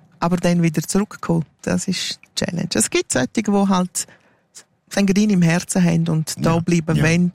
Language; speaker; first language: German; non-native, local second language; Romansh